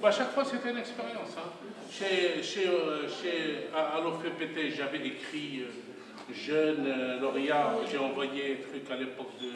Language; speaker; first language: French; non-native, local second language; Arabic